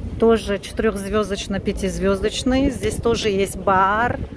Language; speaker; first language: Russian; native; Russian